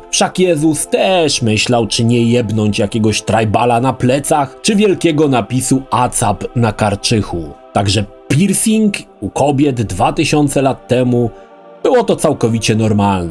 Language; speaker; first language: Polish; native; Polish